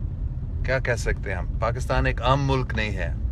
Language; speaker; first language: Hindi; non-native, local second language; English